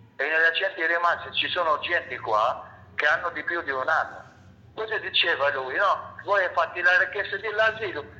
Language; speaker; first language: Italian; non-native, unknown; Arabic